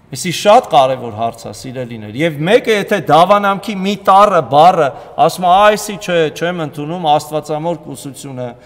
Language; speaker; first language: Armenian; native; Armenian